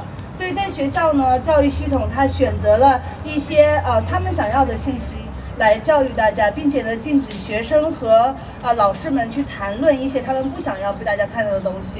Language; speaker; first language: Chinese; early bilingual, other home language; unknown